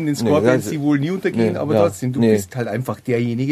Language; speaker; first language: German; native; German